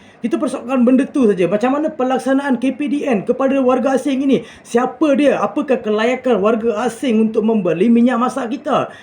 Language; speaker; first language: Malay; non-native, local second language; Tamil